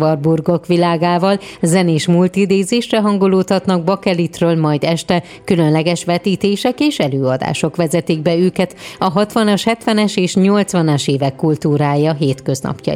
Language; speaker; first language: Hungarian; native; Hungarian